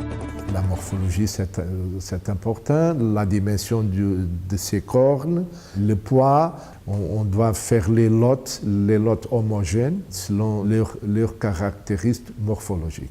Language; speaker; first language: French; non-native, fluent; Portuguese